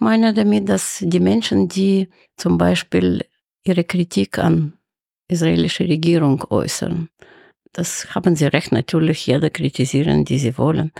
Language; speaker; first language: German; non-native, fluent; Russian